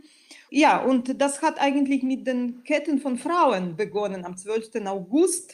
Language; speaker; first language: German; non-native, fluent; Russian